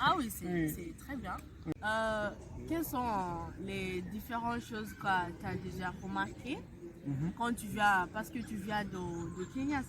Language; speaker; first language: French; non-native, fluent; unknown